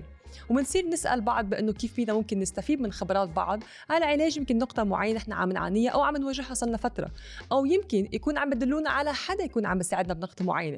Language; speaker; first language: Arabic; native; Arabic